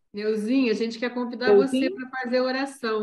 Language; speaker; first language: Portuguese; native; Portuguese